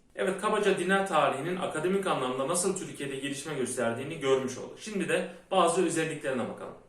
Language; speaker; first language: Turkish; early bilingual, heritage; Turkish